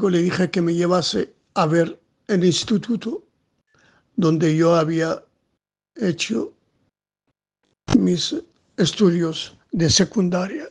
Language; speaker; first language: Spanish; non-native, local second language; Arabic